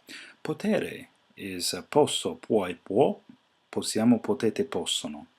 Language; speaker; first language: Italian; non-native, fluent; English